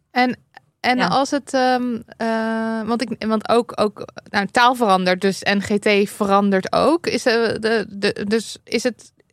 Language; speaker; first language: Dutch; native; Dutch